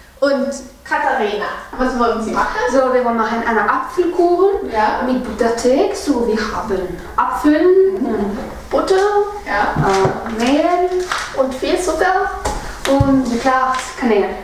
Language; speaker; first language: German; non-native, learner; Norwegian